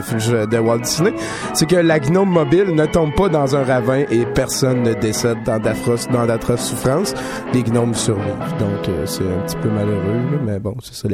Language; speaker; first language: French; native; French